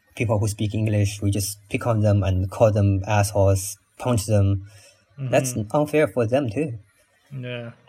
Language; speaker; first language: English; non-native, fluent; Chinese